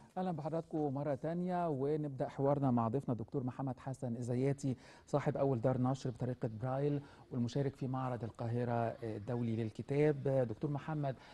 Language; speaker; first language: Arabic; native; Arabic